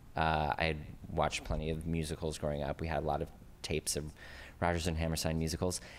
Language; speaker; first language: English; native; English